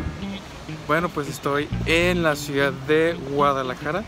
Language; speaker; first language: Spanish; early bilingual, heritage; Spanish